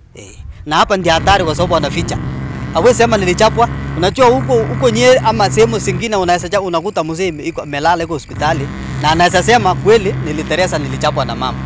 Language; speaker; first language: Swahili; non-native, local second language; Kalenjin